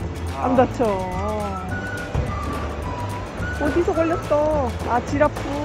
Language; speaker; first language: Korean; native; Korean